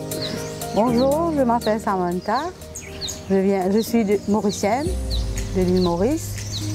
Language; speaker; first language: French; non-native, local second language; Morisyen